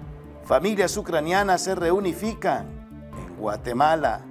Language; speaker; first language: Spanish; native; Spanish